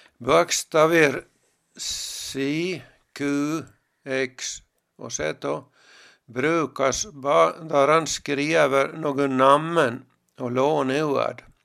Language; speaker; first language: Swedish; native; Swedish